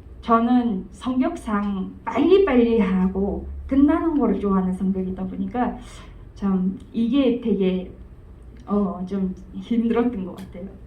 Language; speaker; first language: Korean; non-native, fluent; Mongolian